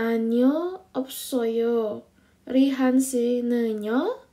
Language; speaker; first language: Korean; non-native, fluent; Indonesian